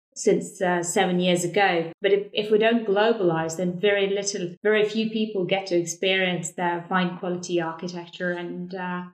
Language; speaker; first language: English; non-native, fluent; Estonian